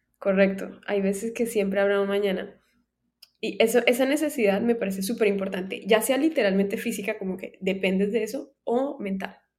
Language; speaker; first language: Spanish; native; Spanish